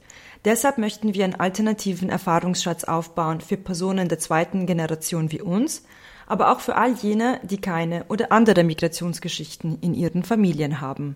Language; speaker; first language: German; early bilingual, other home language; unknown